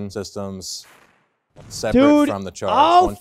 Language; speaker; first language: English; native; English